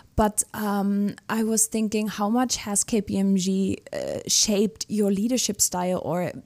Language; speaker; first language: English; non-native, fluent; German